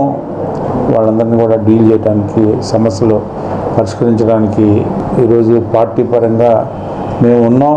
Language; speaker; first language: Telugu; native; Telugu